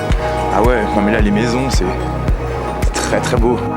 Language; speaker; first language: French; native; French